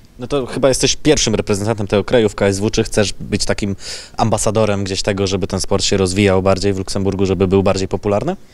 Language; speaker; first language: Polish; native; Polish